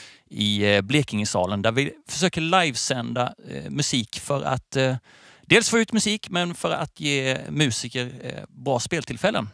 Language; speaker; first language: Swedish; native; Swedish